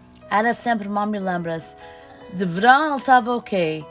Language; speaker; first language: Portuguese; early bilingual, heritage; Portuguese